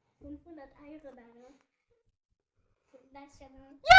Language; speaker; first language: German; early bilingual, other home language; Persian